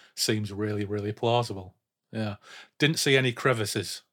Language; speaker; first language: English; native; English